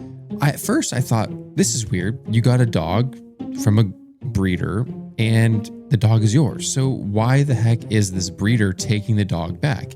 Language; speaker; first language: English; native; English